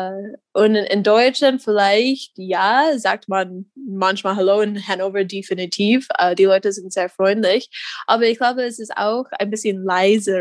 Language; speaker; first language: German; non-native, fluent; English